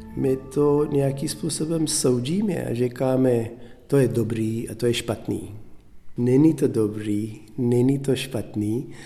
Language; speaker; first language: Czech; non-native, fluent; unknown